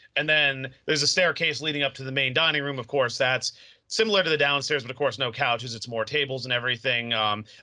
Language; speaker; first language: English; native; English